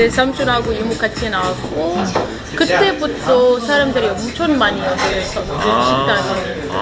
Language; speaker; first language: Korean; non-native, fluent; Arabic